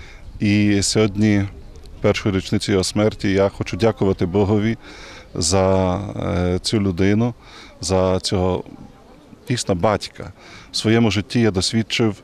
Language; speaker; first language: Ukrainian; native; Ukrainian